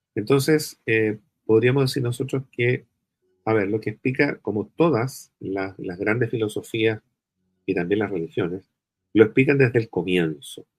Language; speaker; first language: Spanish; native; Spanish